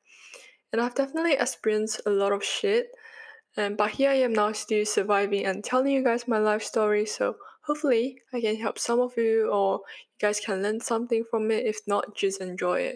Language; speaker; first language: English; non-native, local second language; Chinese